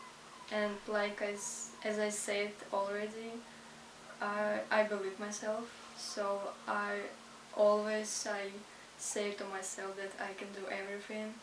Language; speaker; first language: English; non-native, learner; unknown